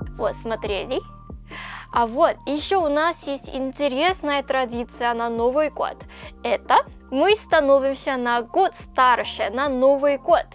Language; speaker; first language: Russian; non-native, fluent; Korean